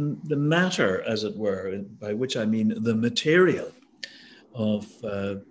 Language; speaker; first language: English; native; English